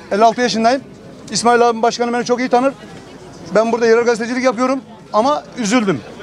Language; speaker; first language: Turkish; native; Turkish